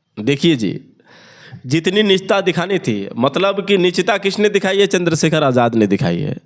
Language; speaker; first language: Hindi; native; Hindi